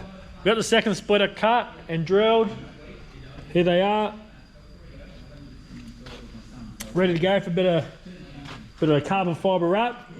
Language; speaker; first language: English; native; English